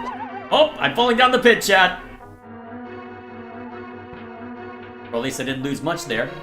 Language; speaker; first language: English; native; English